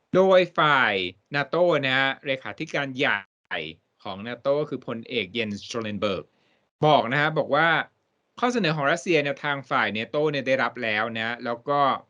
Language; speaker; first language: Thai; native; Thai